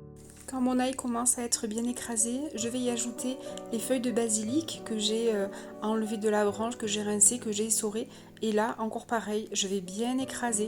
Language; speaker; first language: French; native; French